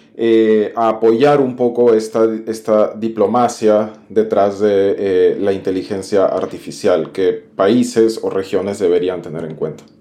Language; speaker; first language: Spanish; native; Spanish